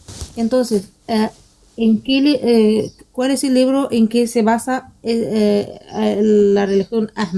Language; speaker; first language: Spanish; non-native, fluent; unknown